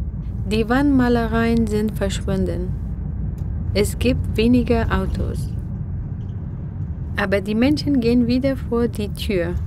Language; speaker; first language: German; non-native, fluent; Persian